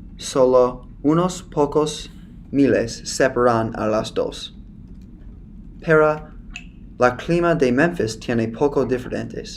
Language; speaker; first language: Spanish; non-native, learner; English